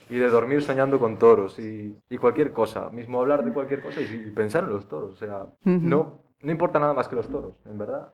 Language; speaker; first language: Spanish; native; Spanish